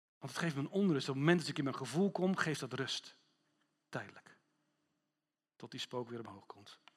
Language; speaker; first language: Dutch; non-native, fluent; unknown